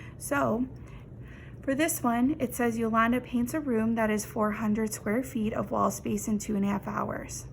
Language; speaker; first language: English; native; English